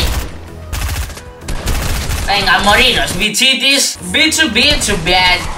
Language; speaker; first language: Spanish; native; Spanish